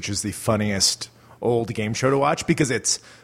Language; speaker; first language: English; native; English